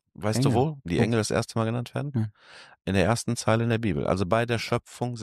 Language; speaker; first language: German; native; German